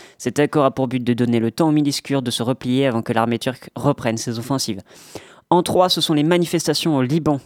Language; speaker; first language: French; native; French